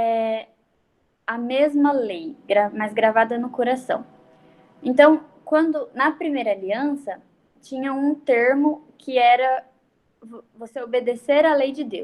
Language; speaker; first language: Portuguese; native; Portuguese